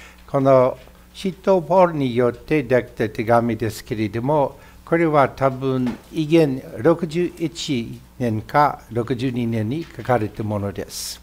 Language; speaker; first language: Japanese; non-native, fluent; English